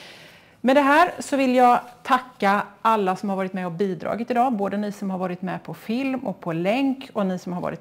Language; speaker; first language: Swedish; native; Swedish